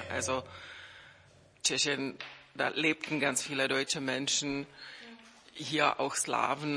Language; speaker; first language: German; non-native, fluent; Czech